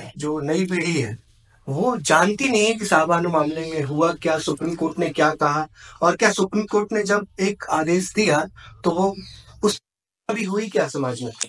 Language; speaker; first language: Hindi; native; Hindi